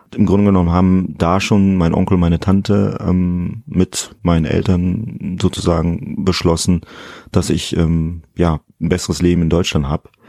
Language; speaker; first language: German; early bilingual, other home language; Fula